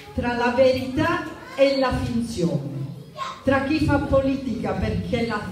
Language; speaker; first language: Italian; native; Italian